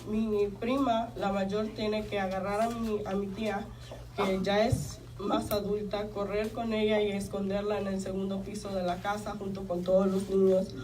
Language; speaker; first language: Spanish; early bilingual, heritage; Spanish